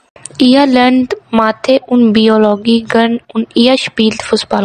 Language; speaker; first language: German; non-native, learner; Urdu